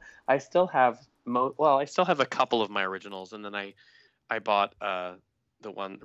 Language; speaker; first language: English; native; English